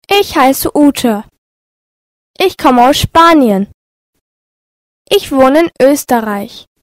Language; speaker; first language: German; non-native, fluent; Turkish